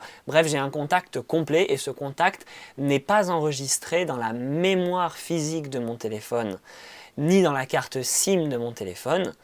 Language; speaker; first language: French; native; French